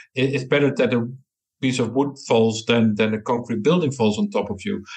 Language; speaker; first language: English; non-native, fluent; Dutch